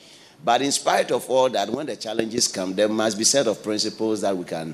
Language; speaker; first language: English; non-native, local second language; Akan